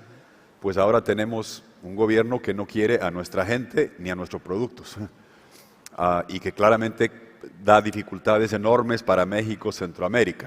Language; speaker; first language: Spanish; native; Spanish